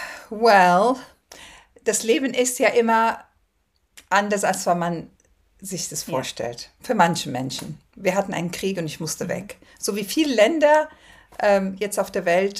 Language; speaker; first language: German; non-native, fluent; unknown